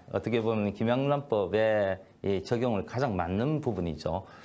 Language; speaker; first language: Korean; native; Korean